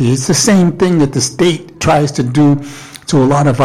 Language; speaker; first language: English; native; English